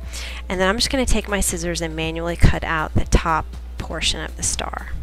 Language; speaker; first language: English; native; English